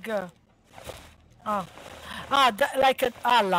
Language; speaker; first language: English; non-native, learner; Hungarian